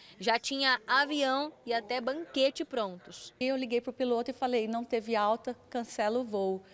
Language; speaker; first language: Portuguese; native; Portuguese